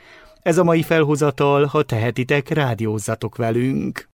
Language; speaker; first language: Hungarian; native; Hungarian